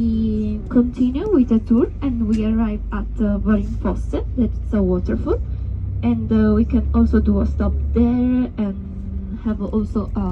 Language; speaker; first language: English; non-native, fluent; Spanish